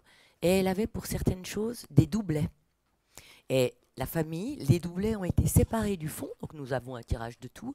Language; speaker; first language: French; native; French